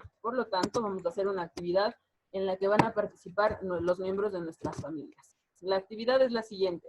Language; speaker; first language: Spanish; native; Spanish